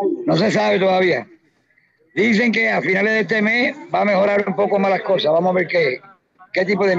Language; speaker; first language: Spanish; native; Spanish